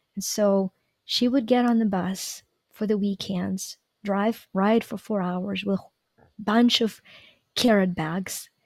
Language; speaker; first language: English; non-native, fluent; Ukrainian